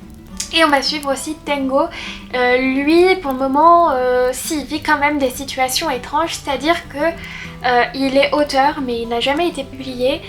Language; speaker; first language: French; native; French